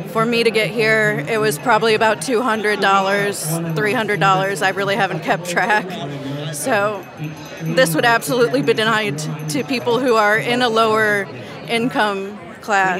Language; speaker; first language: English; native; English